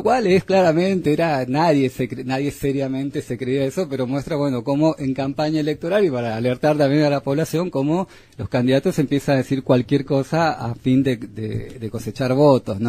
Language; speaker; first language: Spanish; native; Spanish